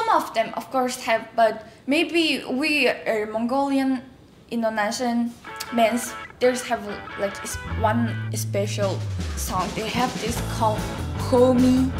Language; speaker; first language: English; non-native, learner; Mongolian